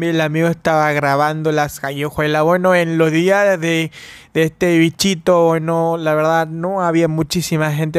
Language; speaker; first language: Spanish; non-native, fluent; Hindi